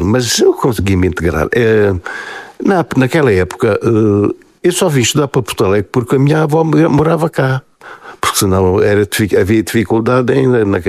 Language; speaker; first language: Portuguese; native; Portuguese